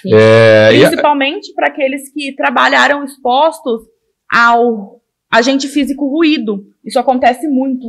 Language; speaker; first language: Portuguese; native; Portuguese